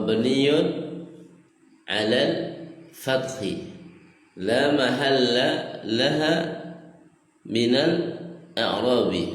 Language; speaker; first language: Arabic; non-native, fluent; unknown